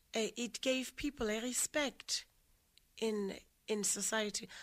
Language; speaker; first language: English; non-native, local second language; Southern Sotho